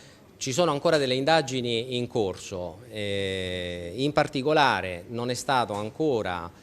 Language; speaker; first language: Italian; native; Italian